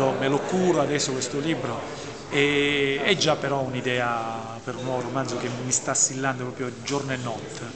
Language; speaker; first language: Italian; non-native, local second language; Albanian